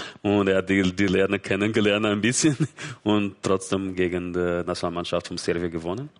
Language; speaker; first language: German; non-native, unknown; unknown